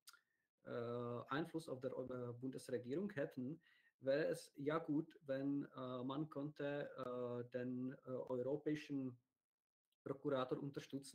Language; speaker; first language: German; non-native, learner; Czech